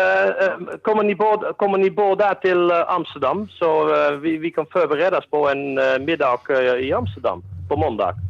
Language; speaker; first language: Swedish; non-native, fluent; Dutch